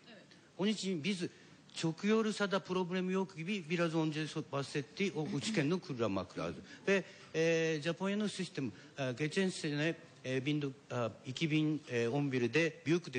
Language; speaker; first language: Turkish; non-native, learner; Japanese